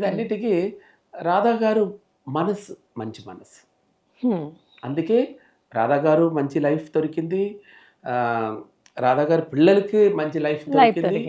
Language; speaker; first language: Telugu; non-native, local second language; Tamil